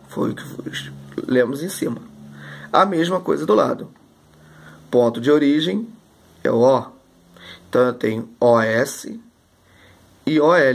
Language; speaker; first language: Portuguese; native; Portuguese